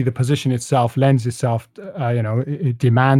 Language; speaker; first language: English; native; English